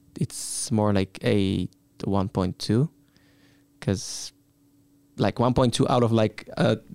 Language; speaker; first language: English; non-native, fluent; Bulgarian